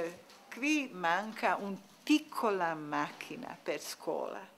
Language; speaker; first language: Italian; non-native, learner; Bosnian